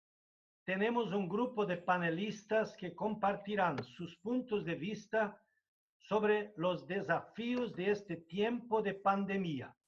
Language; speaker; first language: Spanish; non-native, fluent; Portuguese